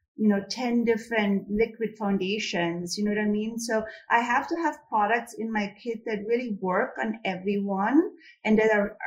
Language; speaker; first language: English; non-native, fluent; German